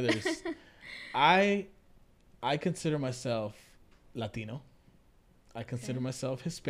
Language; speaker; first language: English; early bilingual, other home language; Spanish